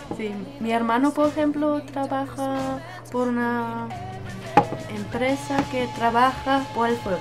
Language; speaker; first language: Spanish; non-native, learner; German